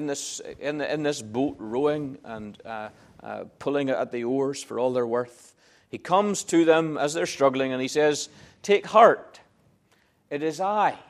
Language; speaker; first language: English; native; English